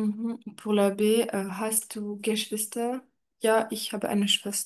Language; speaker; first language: German; non-native, learner; French